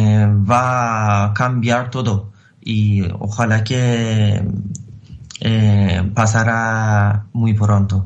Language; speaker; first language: Spanish; non-native, fluent; Persian